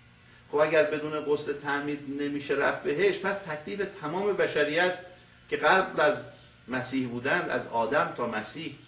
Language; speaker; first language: Persian; native; Persian